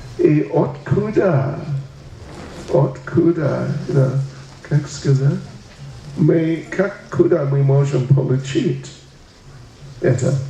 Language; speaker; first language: Russian; non-native, learner; English